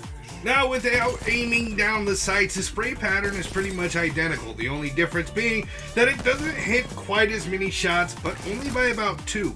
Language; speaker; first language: English; native; English